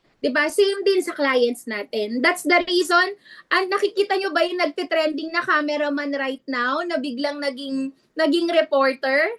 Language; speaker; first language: Filipino; non-native, local second language; Iloko